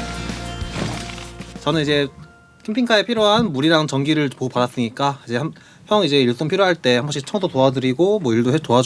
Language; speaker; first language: Korean; native; Korean